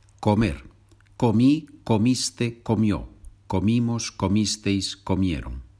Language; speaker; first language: Spanish; non-native, fluent; English